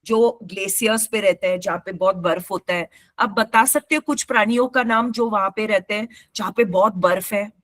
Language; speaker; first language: Hindi; non-native, local second language; Marathi